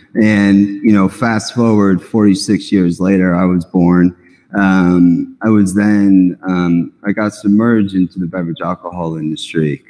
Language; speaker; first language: English; native; English